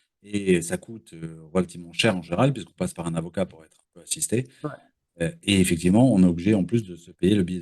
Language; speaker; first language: French; native; French